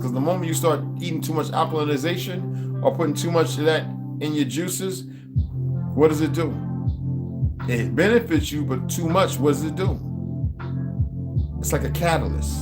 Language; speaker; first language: English; native; English